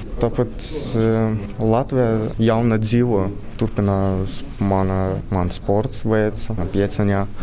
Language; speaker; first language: Latvian; non-native, learner; Russian